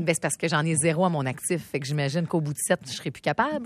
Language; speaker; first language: French; native; French